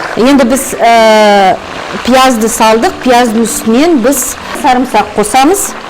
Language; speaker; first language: Kazakh; non-native, local second language; Russian